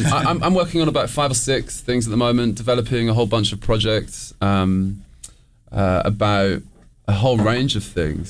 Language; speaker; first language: English; native; English